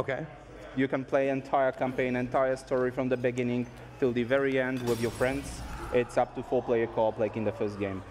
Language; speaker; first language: English; non-native, fluent; Polish